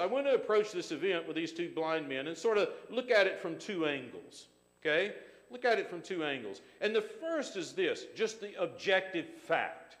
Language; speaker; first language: English; native; English